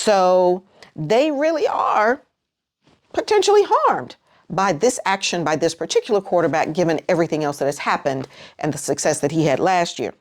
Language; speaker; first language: English; native; English